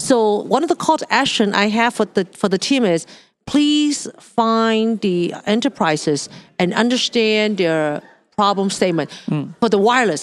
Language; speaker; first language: English; non-native, local second language; Cantonese